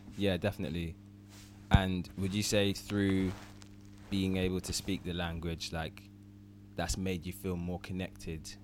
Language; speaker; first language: English; early bilingual, other home language; Ganda